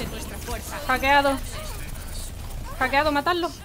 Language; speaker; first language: Spanish; native; Spanish